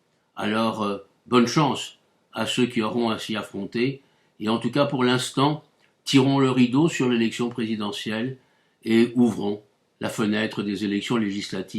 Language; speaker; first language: French; native; French